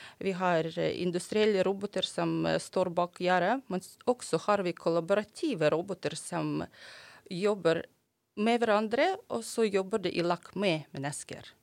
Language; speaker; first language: Norwegian; non-native, fluent; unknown